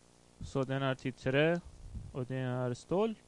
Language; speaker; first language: Swedish; non-native, fluent; Persian